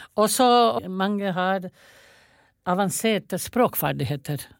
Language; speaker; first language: Norwegian; non-native, fluent; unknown